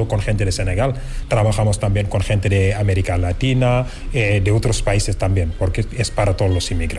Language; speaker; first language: Spanish; non-native, fluent; Wolof